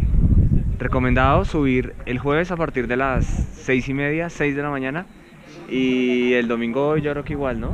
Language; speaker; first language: Spanish; native; Spanish